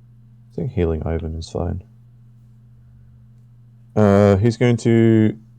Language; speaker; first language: English; native; English